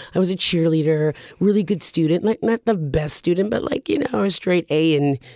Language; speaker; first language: English; early bilingual, other home language; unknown